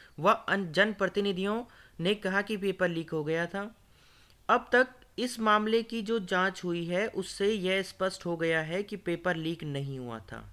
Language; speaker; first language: Hindi; native; Hindi